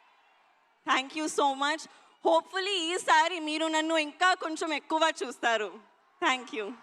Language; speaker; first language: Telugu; non-native, learner; Hindi